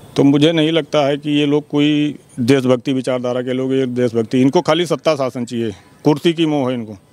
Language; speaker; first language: Hindi; native; Hindi